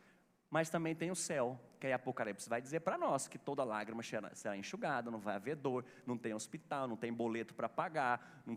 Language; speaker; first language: Portuguese; native; Portuguese